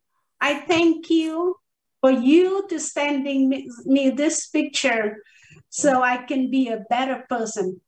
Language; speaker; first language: English; non-native, learner; Vietnamese